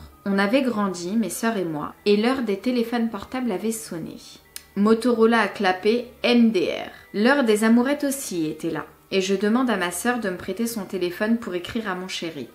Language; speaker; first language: French; native; French